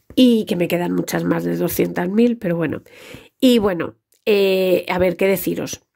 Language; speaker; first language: Spanish; native; Spanish